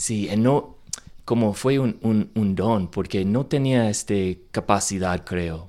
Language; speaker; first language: Spanish; non-native, learner; English